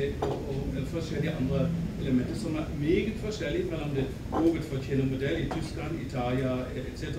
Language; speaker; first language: Norwegian; non-native, fluent; German